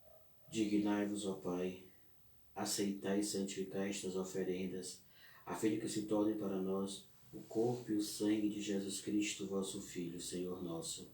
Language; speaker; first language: Portuguese; native; Portuguese